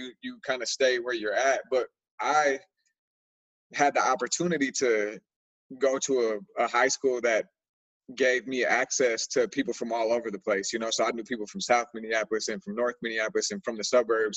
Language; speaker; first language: English; native; English